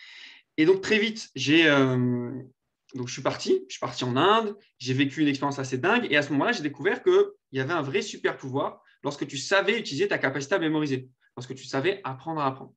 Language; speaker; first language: French; native; French